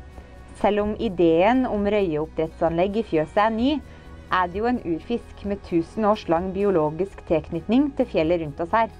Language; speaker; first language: Norwegian; native; Norwegian